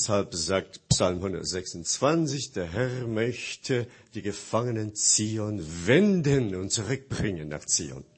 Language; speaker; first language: German; non-native, fluent; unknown